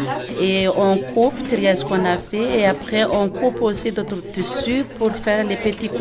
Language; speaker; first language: French; non-native, learner; Malagasy